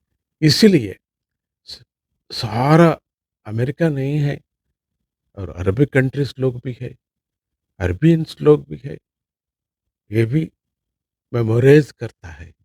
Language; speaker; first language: Hindi; non-native, local second language; Kannada